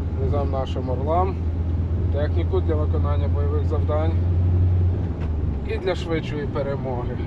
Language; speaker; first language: Ukrainian; native; Ukrainian